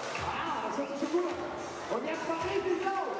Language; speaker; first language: German; native; German